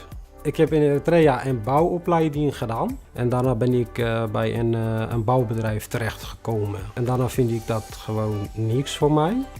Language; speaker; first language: Dutch; non-native, fluent; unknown